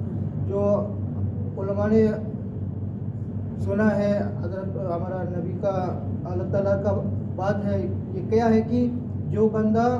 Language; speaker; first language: Hindi; non-native, fluent; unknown